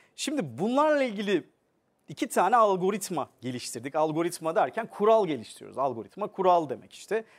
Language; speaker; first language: Turkish; native; Turkish